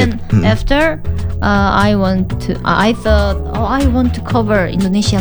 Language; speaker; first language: English; non-native, learner; Korean